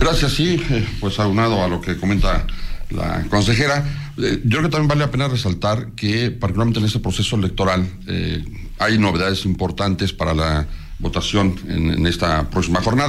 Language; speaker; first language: Spanish; native; Spanish